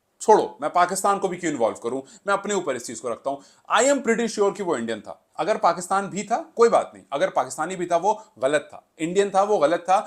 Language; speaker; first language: Hindi; native; Hindi